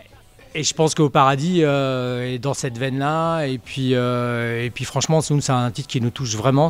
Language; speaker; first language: French; native; French